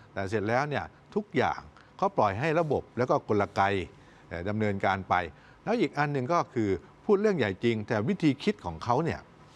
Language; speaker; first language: Thai; native; Thai